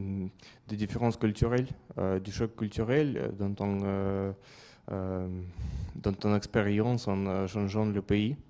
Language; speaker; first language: French; non-native, fluent; Russian